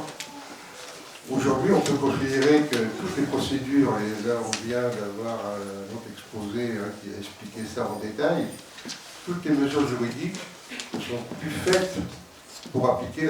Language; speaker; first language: French; native; French